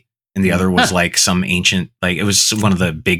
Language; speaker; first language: English; native; English